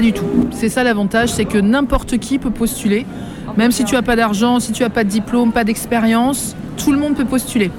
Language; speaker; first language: French; native; French